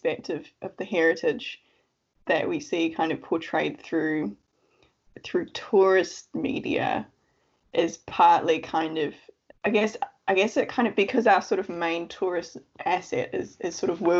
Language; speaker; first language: English; native; English